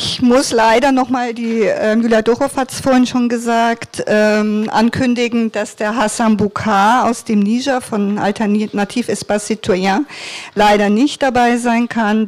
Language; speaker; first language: German; native; German